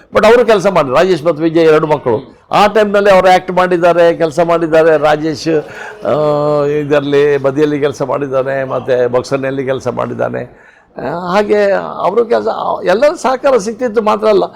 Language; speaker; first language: Kannada; non-native, local second language; Konkani